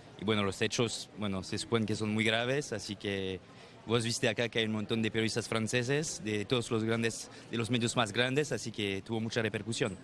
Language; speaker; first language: Spanish; non-native, fluent; French